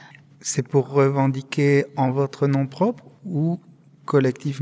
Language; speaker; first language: French; native; French